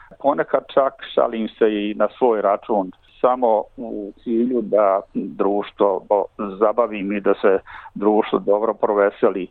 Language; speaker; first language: Bosnian; native; Bosnian